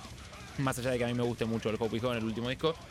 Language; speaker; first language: Spanish; native; Spanish